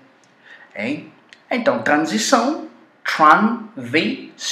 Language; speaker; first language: Portuguese; non-native, fluent; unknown